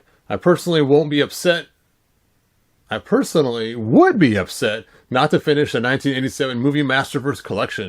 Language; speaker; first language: English; native; English